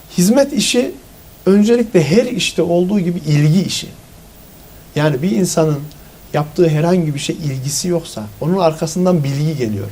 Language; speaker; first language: Turkish; native; Turkish